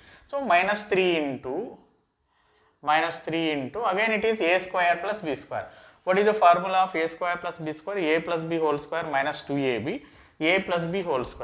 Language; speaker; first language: English; non-native, local second language; Telugu